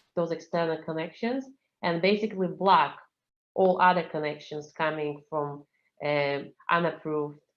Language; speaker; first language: English; non-native, fluent; Russian